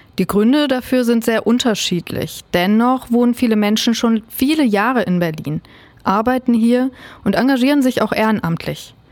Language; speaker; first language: German; native; German